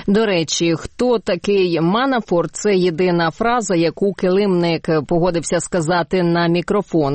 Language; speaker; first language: Ukrainian; native; Ukrainian